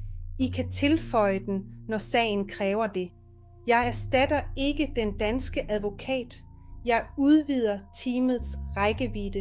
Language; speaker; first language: Danish; non-native, fluent; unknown